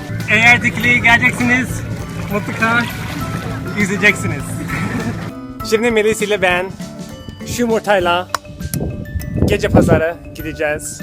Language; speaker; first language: Turkish; non-native, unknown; English